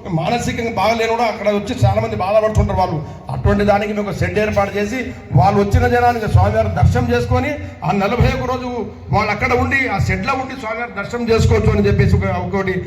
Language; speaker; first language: Telugu; native; Telugu